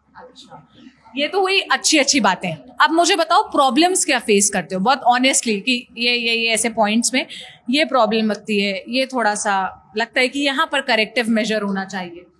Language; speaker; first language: Hindi; native; Hindi